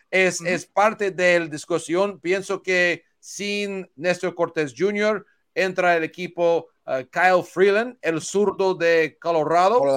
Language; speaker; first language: Spanish; non-native, learner; English